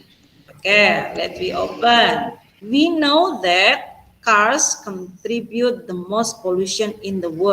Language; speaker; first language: English; non-native, fluent; Indonesian